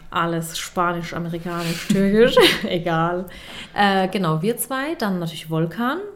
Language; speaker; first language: German; early bilingual, other home language; Turkish